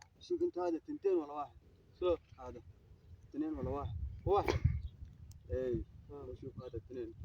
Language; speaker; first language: Arabic; non-native, learner; Telugu